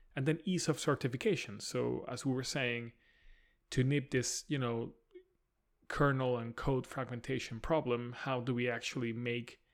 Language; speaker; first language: English; non-native, fluent; Spanish